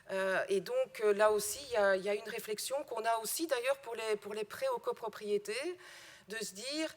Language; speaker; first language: French; native; French